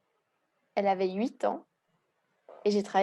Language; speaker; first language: French; early bilingual, heritage; Hungarian